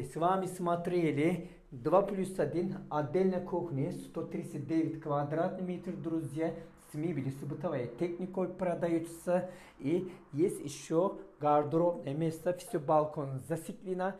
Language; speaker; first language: Russian; non-native, fluent; Turkish